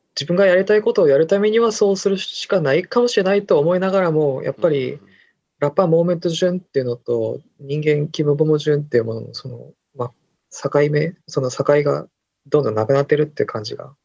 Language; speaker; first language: Japanese; non-native, fluent; Korean